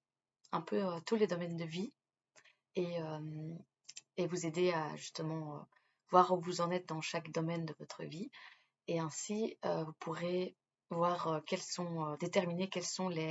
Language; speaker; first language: French; native; French